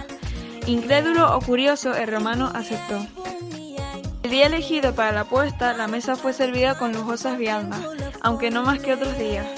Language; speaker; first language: Spanish; native; Spanish